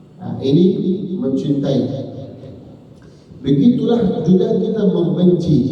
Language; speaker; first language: Indonesian; non-native, learner; Arabic